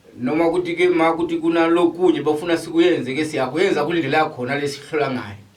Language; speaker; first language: Zulu; early bilingual, other home language; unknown